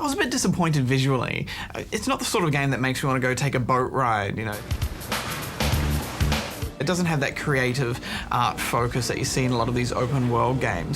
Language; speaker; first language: English; native; English